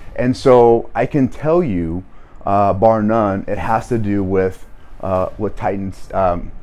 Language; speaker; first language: English; native; English